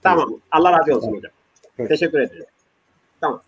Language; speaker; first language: Turkish; non-native, learner; Bangla